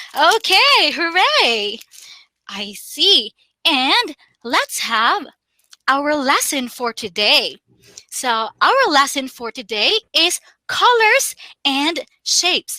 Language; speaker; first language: English; non-native, local second language; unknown